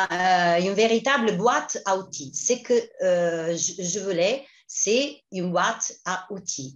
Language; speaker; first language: French; non-native, fluent; Italian